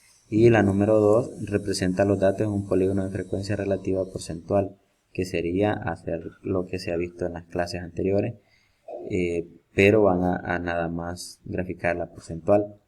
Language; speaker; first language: Spanish; native; Spanish